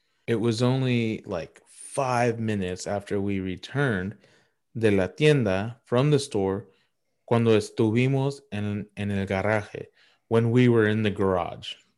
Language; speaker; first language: English; native; English